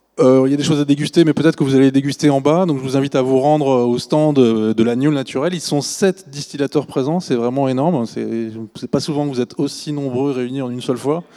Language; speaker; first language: French; native; French